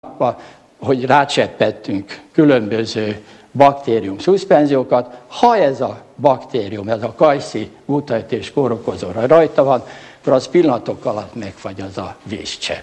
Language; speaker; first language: Hungarian; native; Hungarian